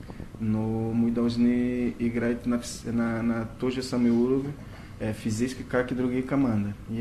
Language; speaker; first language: Russian; non-native, learner; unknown